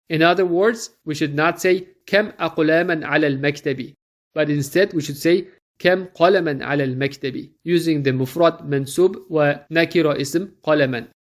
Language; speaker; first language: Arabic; non-native, fluent; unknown